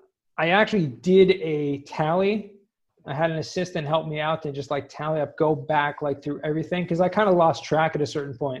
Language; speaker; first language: English; native; English